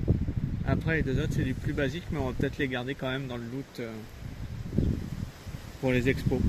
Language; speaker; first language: French; native; French